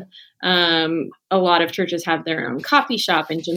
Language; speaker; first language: English; native; English